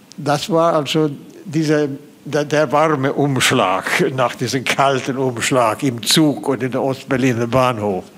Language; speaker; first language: German; non-native, fluent; Swedish